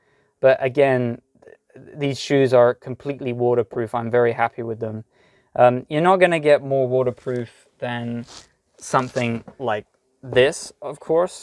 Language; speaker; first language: English; native; English